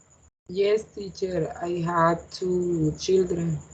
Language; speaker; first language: English; non-native, learner; Spanish